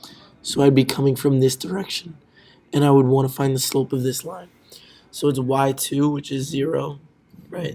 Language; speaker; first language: English; native; English